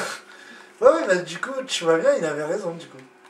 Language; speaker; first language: French; native; French